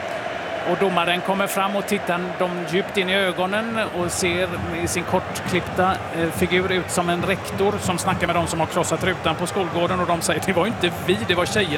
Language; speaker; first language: Swedish; native; Swedish